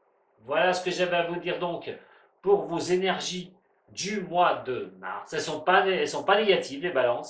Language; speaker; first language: French; native; French